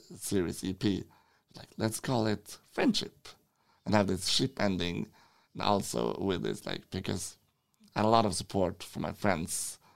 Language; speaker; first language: English; non-native, fluent; Swedish